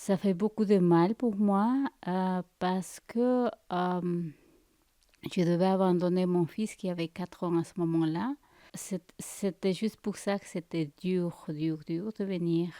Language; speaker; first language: French; non-native, fluent; Spanish